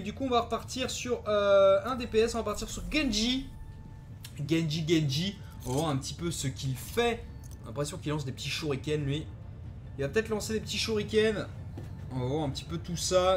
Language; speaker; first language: French; native; French